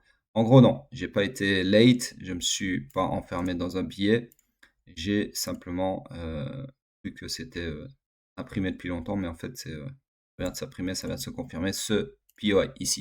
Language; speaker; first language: French; native; French